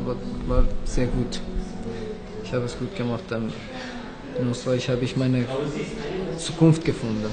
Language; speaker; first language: German; non-native, learner; Persian